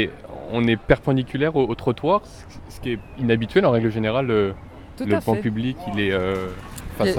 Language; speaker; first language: French; native; French